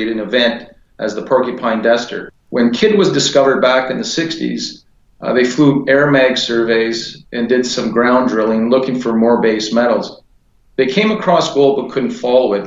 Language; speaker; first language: English; native; English